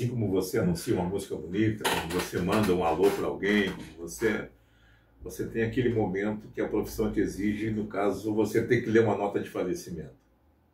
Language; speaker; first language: Portuguese; native; Portuguese